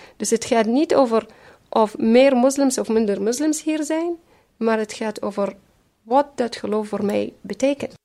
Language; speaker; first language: Dutch; non-native, fluent; Syriac